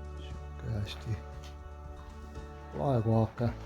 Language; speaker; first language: Estonian; native; Estonian